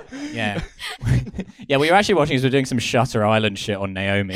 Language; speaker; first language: English; native; English